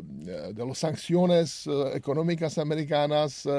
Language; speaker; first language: Spanish; non-native, learner; Czech